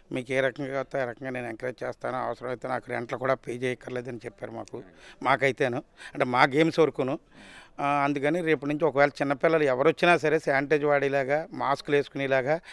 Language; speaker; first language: Telugu; native; Telugu